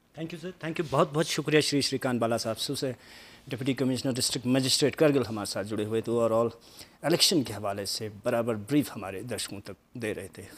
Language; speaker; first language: Hindi; non-native, local second language; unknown